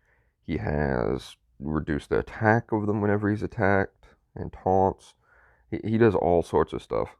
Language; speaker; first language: English; native; English